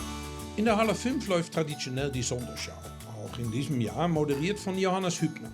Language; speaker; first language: German; native; German